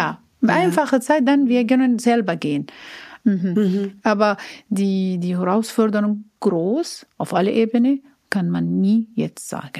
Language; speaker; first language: German; non-native, learner; Arabic